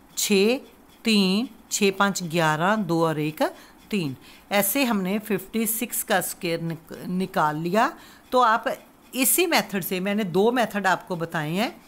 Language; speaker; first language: Hindi; non-native, local second language; Punjabi